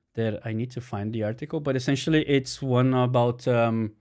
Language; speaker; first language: English; non-native, fluent; Portuguese